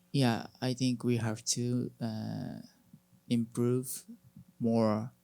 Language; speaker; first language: English; non-native, learner; Japanese